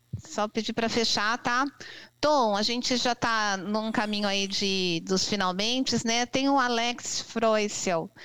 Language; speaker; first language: Portuguese; native; Portuguese